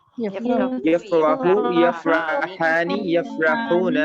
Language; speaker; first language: Arabic; non-native, learner; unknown